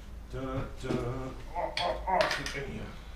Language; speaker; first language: German; native; German